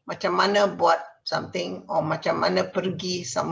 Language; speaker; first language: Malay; non-native, fluent; Tamil